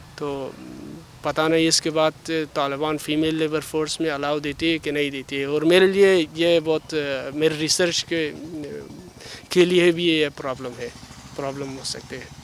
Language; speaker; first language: Hindi; non-native, learner; Persian